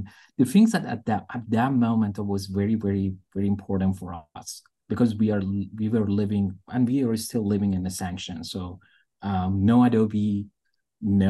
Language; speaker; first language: English; non-native, fluent; Persian